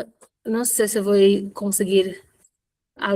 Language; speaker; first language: Spanish; non-native, fluent; Portuguese